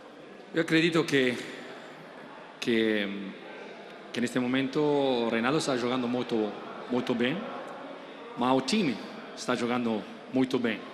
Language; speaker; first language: Portuguese; non-native, fluent; Spanish